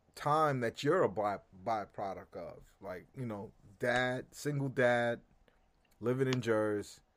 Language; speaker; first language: English; native; English